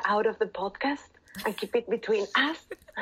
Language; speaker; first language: English; non-native, fluent; Catalan